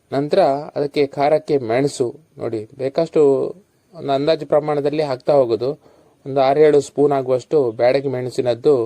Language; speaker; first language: Kannada; non-native, local second language; Konkani